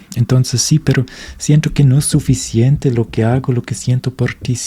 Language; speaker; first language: Spanish; non-native, fluent; German